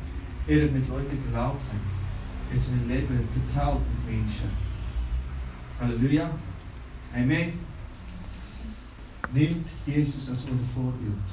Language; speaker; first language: German; non-native, fluent; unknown